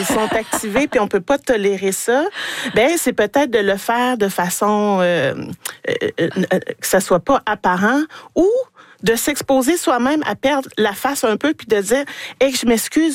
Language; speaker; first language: French; native; French